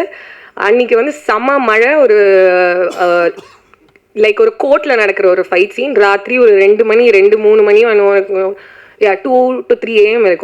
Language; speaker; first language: Tamil; native; Tamil